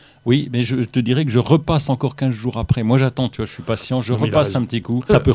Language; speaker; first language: French; native; French